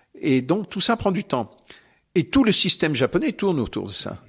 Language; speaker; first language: French; native; French